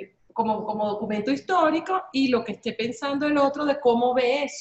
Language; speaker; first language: Spanish; native; Spanish